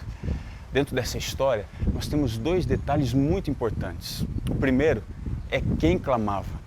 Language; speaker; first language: Portuguese; native; Portuguese